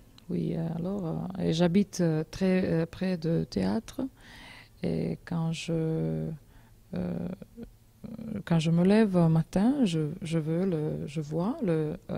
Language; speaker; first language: French; non-native, learner; Georgian